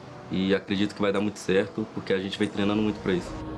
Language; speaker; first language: Portuguese; native; Portuguese